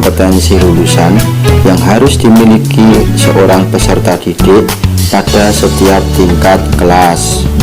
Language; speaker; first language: Indonesian; native; Indonesian